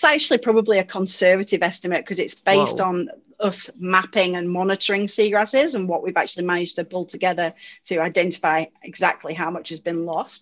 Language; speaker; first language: English; native; English